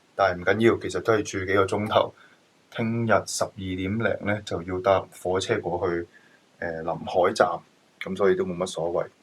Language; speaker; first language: Cantonese; native; Cantonese